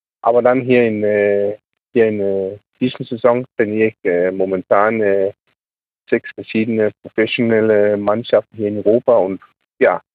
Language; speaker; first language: German; non-native, learner; Danish